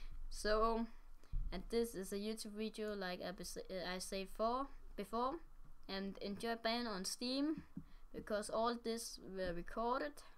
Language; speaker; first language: English; non-native, learner; Danish